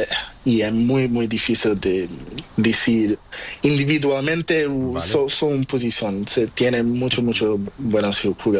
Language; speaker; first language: Spanish; non-native, local second language; Portuguese